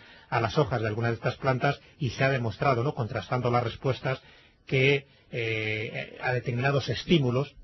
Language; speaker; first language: Spanish; native; Spanish